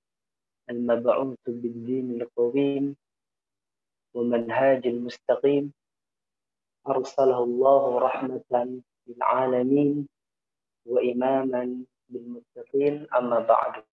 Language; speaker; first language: Arabic; non-native, fluent; Indonesian